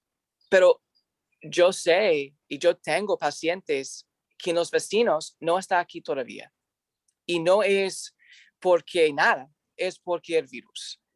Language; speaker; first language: Spanish; non-native, learner; English